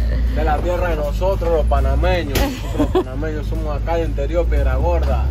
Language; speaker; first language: Spanish; native; Spanish